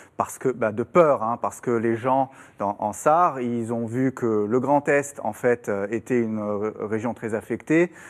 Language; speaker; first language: French; non-native, fluent; German